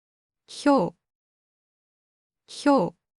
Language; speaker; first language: Japanese; native; Japanese